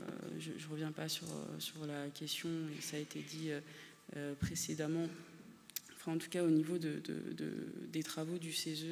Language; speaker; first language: French; native; French